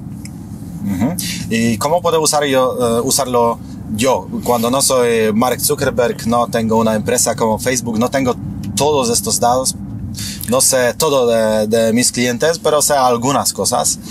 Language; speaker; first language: Spanish; non-native, fluent; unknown